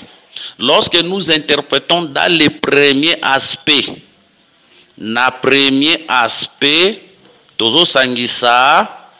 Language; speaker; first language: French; non-native, local second language; Lingala